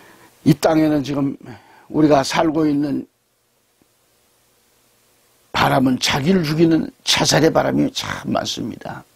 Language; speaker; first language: Korean; native; Korean